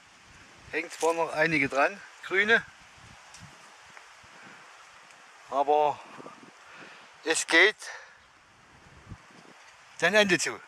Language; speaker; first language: German; native; German